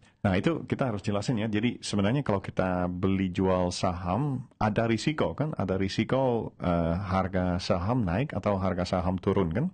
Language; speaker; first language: Indonesian; non-native, fluent; Dutch